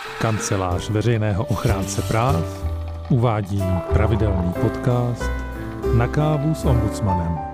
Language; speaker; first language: Czech; native; Czech